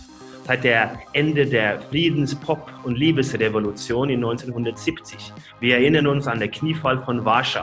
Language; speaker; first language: German; non-native, fluent; Norwegian